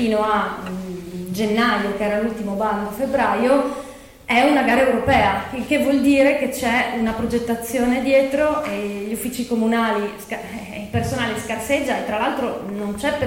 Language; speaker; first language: Italian; native; Italian